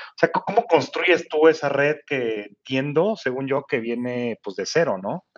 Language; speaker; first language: Spanish; native; Spanish